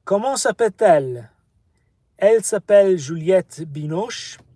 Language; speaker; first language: French; non-native, learner; English